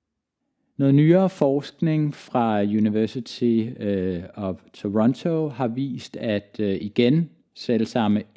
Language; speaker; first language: Danish; native; Danish